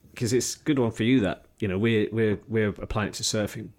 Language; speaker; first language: English; native; English